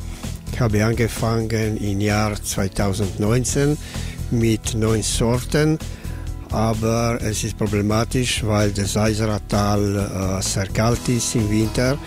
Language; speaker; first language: German; non-native, learner; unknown